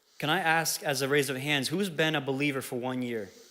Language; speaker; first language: English; early bilingual, other home language; Ukrainian